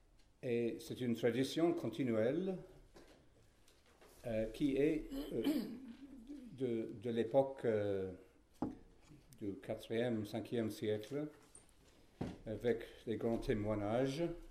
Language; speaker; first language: French; non-native, fluent; English